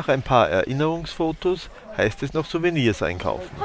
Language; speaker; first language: German; native; German